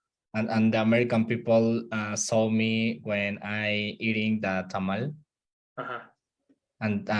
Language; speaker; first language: English; non-native, learner; Spanish